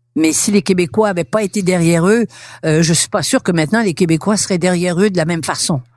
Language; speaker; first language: French; native; French